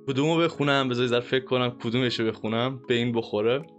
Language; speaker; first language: Persian; native; Persian